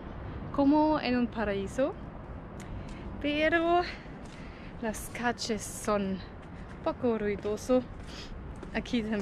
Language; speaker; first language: Spanish; non-native, learner; German